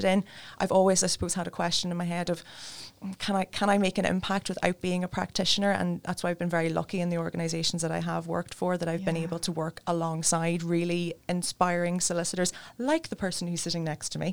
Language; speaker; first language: English; native; English